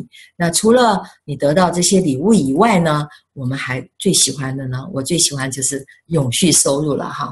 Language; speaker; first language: Chinese; native; Chinese